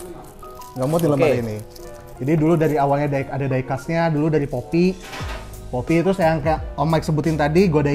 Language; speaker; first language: Indonesian; native; Indonesian